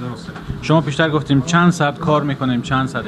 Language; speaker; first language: Persian; native; Persian